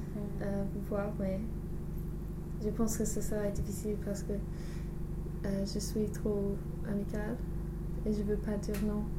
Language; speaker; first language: French; non-native, learner; English